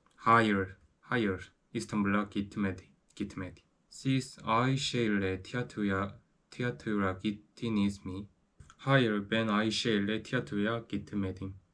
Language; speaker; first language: Turkish; non-native, learner; Korean